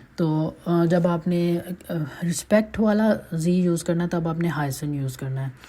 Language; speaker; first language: Urdu; native; Urdu